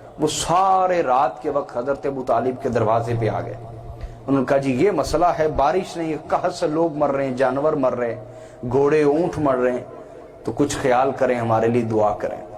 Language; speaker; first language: Urdu; non-native, local second language; Punjabi